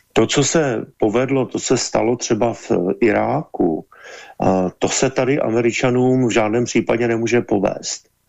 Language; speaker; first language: Czech; native; Czech